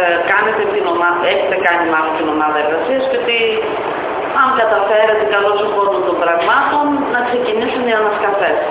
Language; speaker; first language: Greek; native; Greek